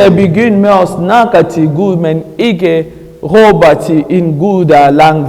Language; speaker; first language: Danish; non-native, learner; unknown